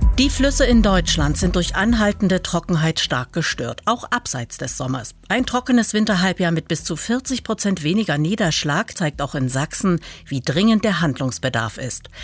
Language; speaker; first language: German; native; German